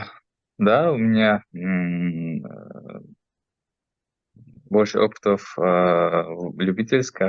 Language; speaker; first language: Russian; non-native, fluent; Uzbek